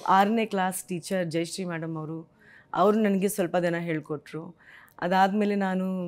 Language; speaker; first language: Kannada; non-native, fluent; Hindi